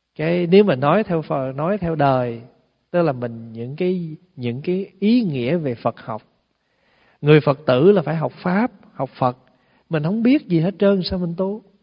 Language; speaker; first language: Vietnamese; early bilingual, heritage; Vietnamese